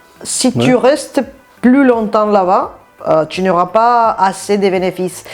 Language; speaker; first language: French; non-native, fluent; Spanish